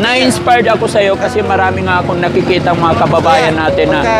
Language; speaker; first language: Filipino; native; Filipino